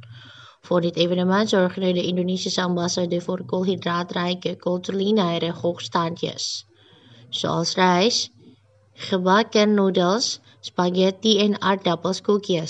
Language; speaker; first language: Dutch; non-native, fluent; Indonesian